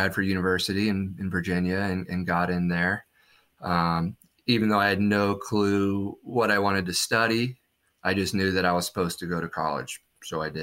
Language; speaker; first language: English; native; English